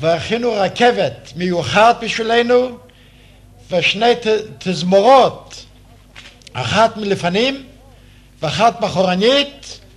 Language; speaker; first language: Hebrew; non-native, fluent; Yiddish